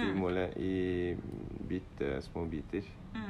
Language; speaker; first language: Norwegian; non-native, learner; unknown